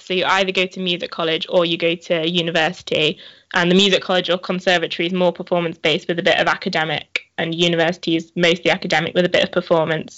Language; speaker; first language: English; native; English